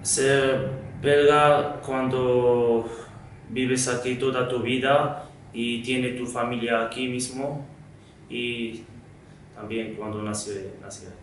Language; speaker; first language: Spanish; non-native, learner; Arabic